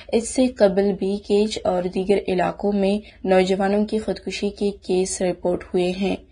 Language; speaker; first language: Urdu; non-native, local second language; Baluchi